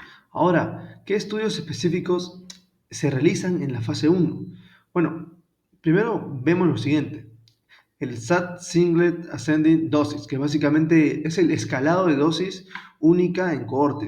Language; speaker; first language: Spanish; native; Spanish